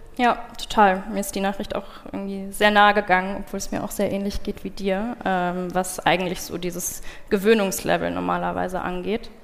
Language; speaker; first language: German; early bilingual, other home language; Bulgarian